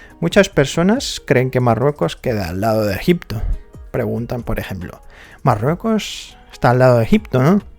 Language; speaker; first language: Spanish; non-native, fluent; Arabic